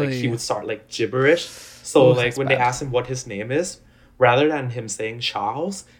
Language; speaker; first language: English; non-native, fluent; Thai